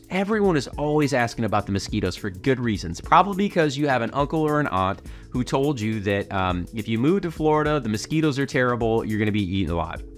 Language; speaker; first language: English; native; English